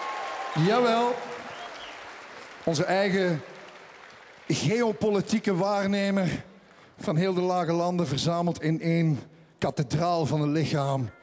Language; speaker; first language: Dutch; native; Dutch